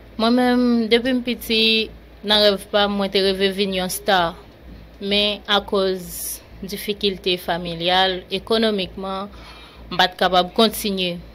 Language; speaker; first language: Haitian Creole; native; Haitian Creole